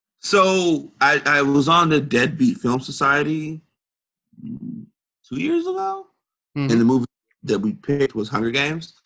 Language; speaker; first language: English; native; English